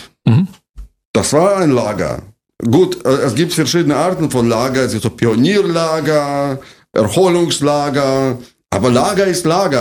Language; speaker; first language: German; non-native, fluent; Russian